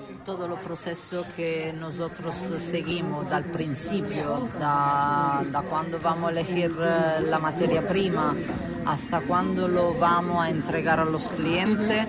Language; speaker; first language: Spanish; non-native, fluent; Italian